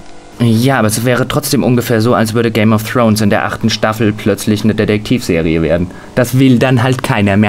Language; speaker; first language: German; native; German